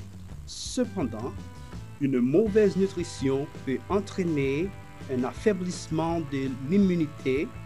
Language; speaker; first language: French; non-native, fluent; Spanish